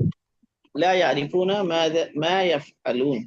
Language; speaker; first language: Arabic; non-native, learner; Bangla